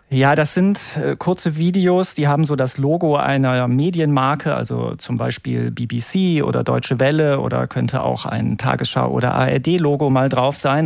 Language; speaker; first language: German; native; German